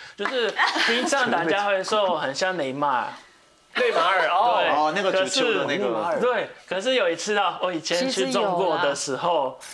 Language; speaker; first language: Chinese; non-native, fluent; Portuguese